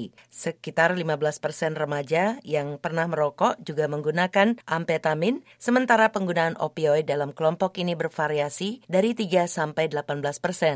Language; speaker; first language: Indonesian; native; Indonesian